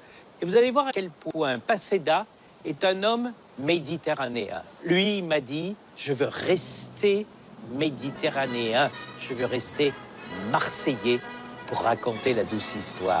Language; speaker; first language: French; native; French